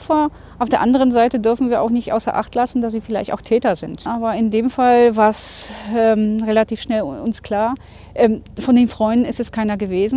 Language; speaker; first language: German; native; German